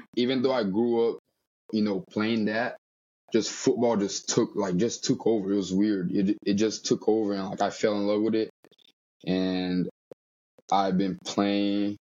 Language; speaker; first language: English; early bilingual, other home language; Portuguese